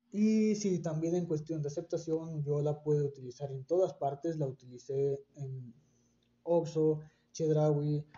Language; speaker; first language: Spanish; native; Spanish